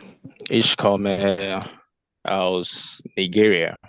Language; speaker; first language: German; non-native, learner; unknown